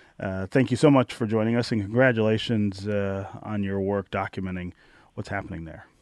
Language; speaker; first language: English; native; English